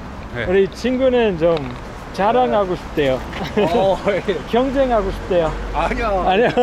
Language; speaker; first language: Korean; non-native, fluent; English